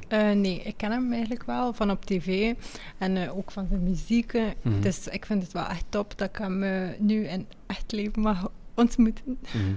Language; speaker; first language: Dutch; early bilingual, other home language; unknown